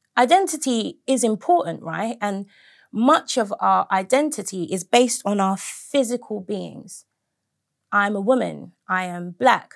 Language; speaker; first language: English; native; English